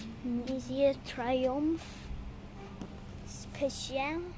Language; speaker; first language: Dutch; non-native, learner; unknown